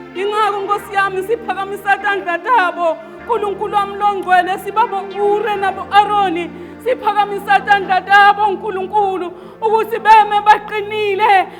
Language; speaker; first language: Zulu; non-native, local second language; Swati